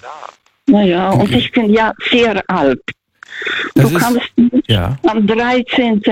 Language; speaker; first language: German; non-native, fluent; Russian